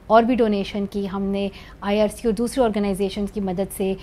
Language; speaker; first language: Urdu; non-native, local second language; Pashto